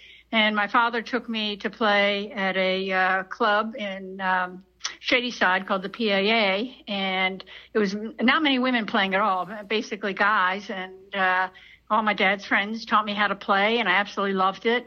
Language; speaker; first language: English; native; English